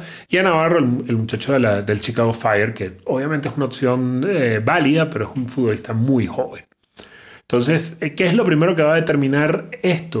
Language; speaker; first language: Spanish; native; Spanish